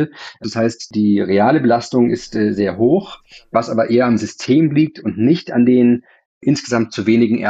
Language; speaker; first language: German; native; German